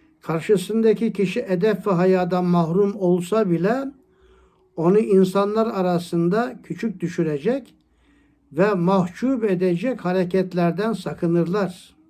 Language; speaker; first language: Turkish; native; Turkish